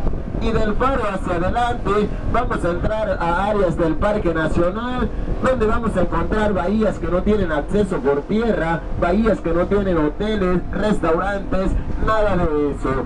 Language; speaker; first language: Spanish; native; Spanish